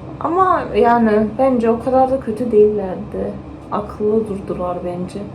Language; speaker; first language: Turkish; early bilingual, heritage; Turkish